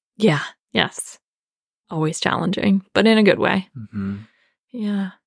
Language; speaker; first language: English; native; English